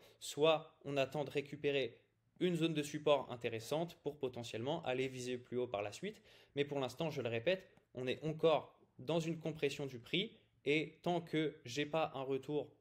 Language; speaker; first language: French; native; French